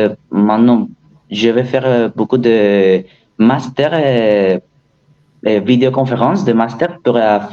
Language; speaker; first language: French; non-native, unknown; Spanish